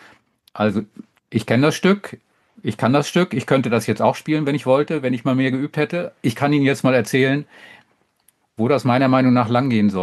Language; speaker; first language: German; native; German